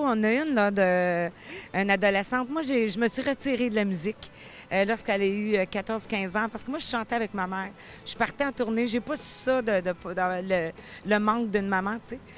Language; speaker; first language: French; native; French